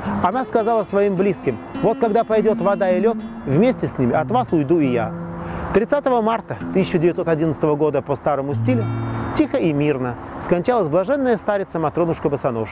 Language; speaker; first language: Russian; native; Russian